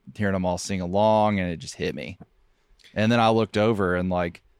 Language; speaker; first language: English; native; English